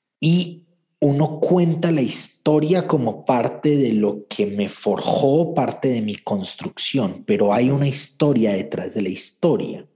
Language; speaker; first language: Spanish; native; Spanish